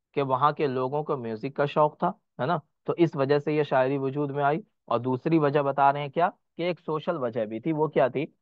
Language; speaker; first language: Hindi; native; Hindi